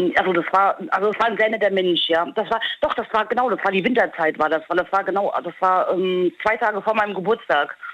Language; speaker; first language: German; native; German